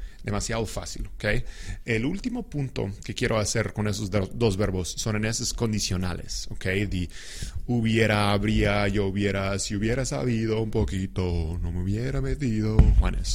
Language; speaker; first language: Spanish; non-native, fluent; English